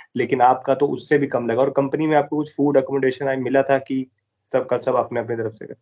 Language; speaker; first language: Hindi; native; Hindi